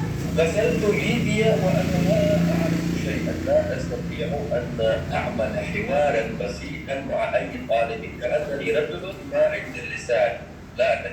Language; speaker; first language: Arabic; non-native, fluent; Chechen